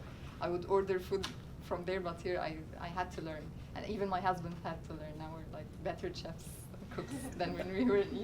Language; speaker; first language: English; non-native, local second language; Arabic